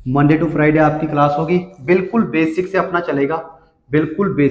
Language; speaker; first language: Hindi; native; Hindi